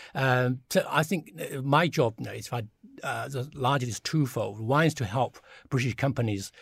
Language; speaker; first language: English; early bilingual, other home language; Chinese